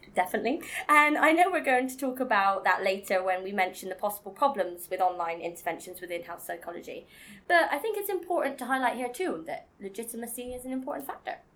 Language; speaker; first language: English; native; English